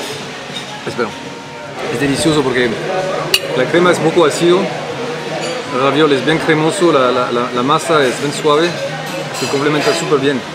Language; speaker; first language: Spanish; non-native, fluent; French